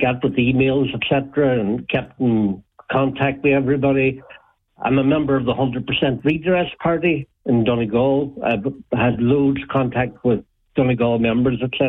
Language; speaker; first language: English; native; English